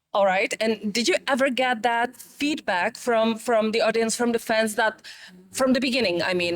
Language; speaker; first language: English; non-native, fluent; Czech